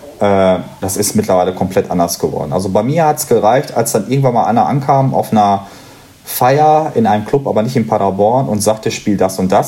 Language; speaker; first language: German; native; German